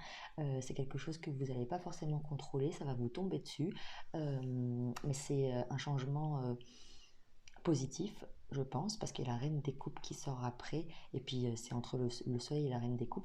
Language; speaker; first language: French; native; French